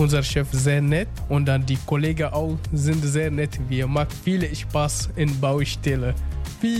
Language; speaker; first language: German; non-native, learner; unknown